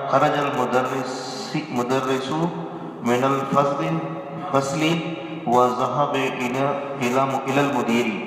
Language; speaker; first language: Arabic; non-native, learner; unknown